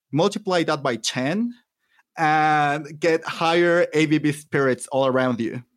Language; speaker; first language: English; non-native, fluent; Spanish